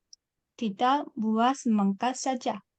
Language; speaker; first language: Indonesian; non-native, learner; Japanese